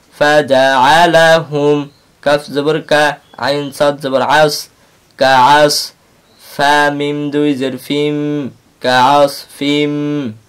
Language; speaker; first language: Arabic; non-native, learner; Bangla